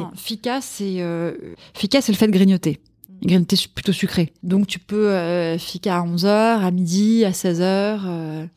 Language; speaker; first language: French; native; French